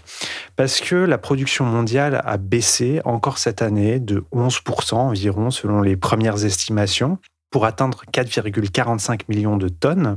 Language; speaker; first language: French; native; French